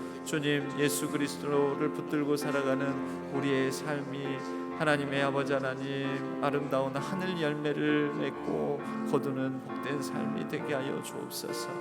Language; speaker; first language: Korean; native; Korean